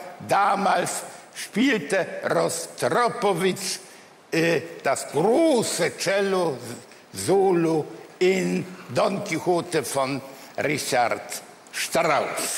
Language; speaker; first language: German; early bilingual, other home language; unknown